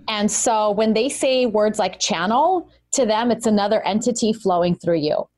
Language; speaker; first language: English; early bilingual, other home language; Russian